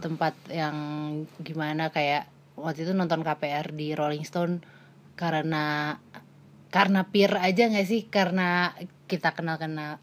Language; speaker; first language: Indonesian; native; Indonesian